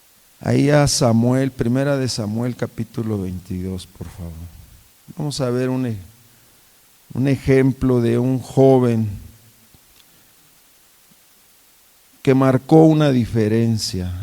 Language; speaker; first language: Spanish; native; Spanish